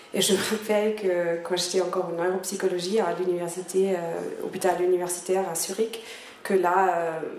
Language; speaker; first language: French; non-native, fluent; German